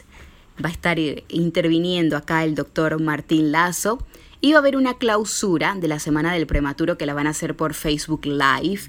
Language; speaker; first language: Spanish; native; Spanish